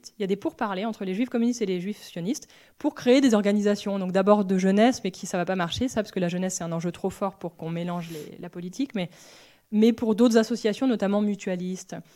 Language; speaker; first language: French; native; French